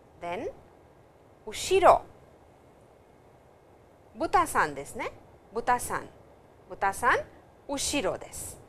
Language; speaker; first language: Japanese; non-native, fluent; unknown